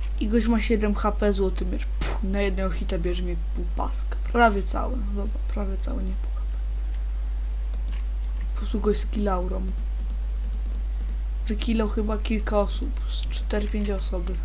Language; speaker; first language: Polish; native; Polish